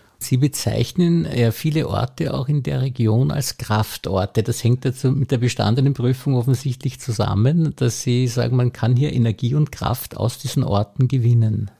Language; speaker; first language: German; native; German